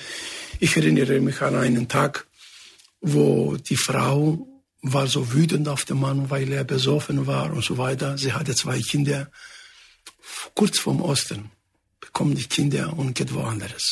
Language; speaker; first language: German; non-native, fluent; Greek